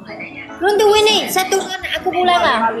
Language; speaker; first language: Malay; non-native, learner; Vietnamese